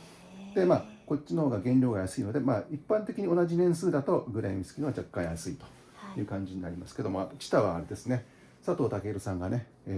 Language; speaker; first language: Japanese; native; Japanese